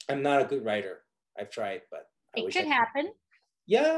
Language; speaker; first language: English; non-native, fluent; Spanish